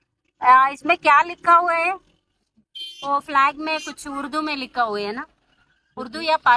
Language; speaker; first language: Hindi; non-native, local second language; Telugu